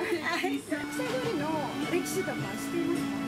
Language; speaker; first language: Japanese; non-native, learner; Kazakh